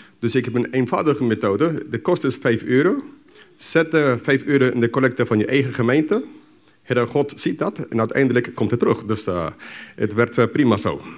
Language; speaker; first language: Dutch; non-native, fluent; English